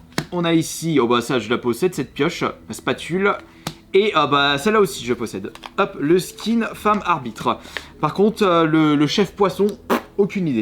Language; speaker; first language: French; native; French